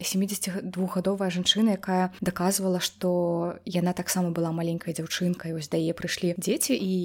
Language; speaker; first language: Belarusian; non-native, local second language; Russian